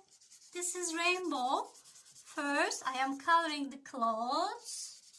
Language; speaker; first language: English; non-native, learner; Turkish